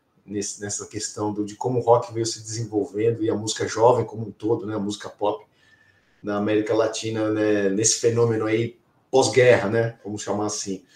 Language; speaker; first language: Portuguese; native; Portuguese